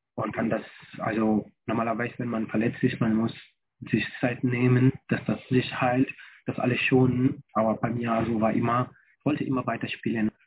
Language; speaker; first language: German; non-native, fluent; French